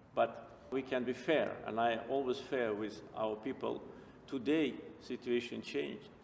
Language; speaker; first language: English; non-native, fluent; Azerbaijani